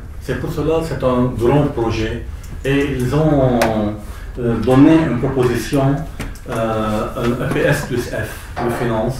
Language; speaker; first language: French; non-native, local second language; Arabic